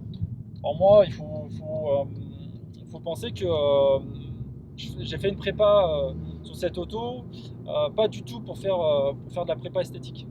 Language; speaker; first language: French; native; French